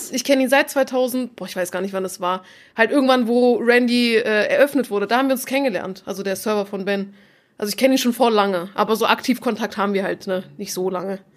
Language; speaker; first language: German; early bilingual, other home language; Turkish